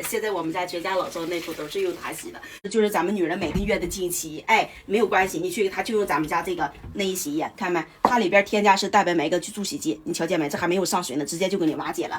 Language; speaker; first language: Chinese; native; Chinese